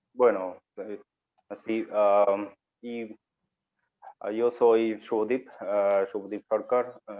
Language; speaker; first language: Spanish; non-native, learner; Bangla